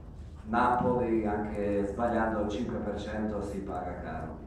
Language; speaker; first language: Italian; non-native, fluent; Croatian